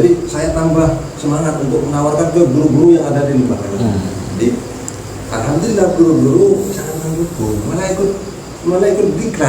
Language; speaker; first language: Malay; non-native, local second language; Javanese